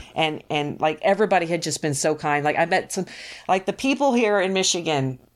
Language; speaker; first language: English; native; English